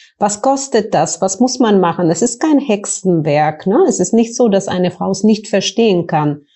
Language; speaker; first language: German; non-native, fluent; Bulgarian